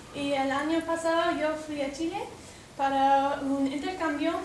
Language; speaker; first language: Spanish; non-native, learner; English